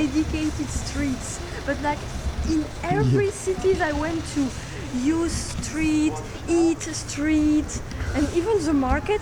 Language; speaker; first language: English; non-native, fluent; French